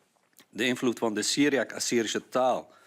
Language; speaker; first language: Dutch; non-native, fluent; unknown